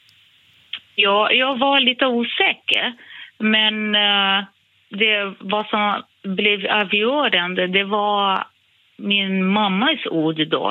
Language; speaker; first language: Swedish; non-native, fluent; Portuguese